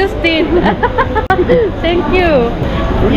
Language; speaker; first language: English; non-native, fluent; Korean